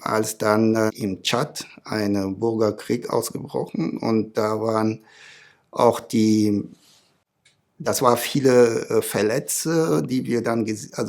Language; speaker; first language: German; non-native, fluent; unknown